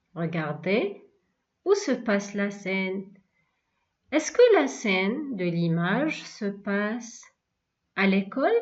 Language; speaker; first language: French; non-native, local second language; Arabic